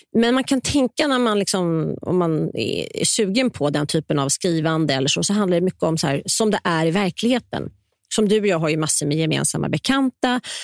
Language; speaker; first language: Swedish; native; Swedish